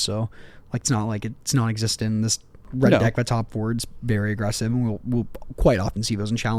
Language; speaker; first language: English; native; English